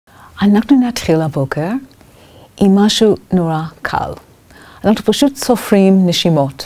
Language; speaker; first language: Hebrew; non-native, fluent; English